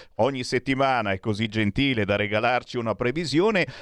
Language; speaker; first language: Italian; native; Italian